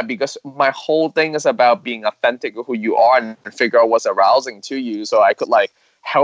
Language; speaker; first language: English; non-native, local second language; Cantonese